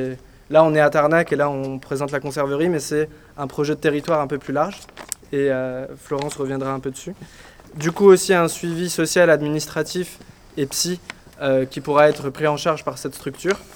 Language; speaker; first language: French; native; French